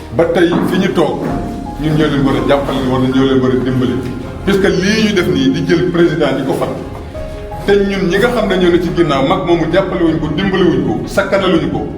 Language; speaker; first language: Wolof; non-native, local second language; Mandingo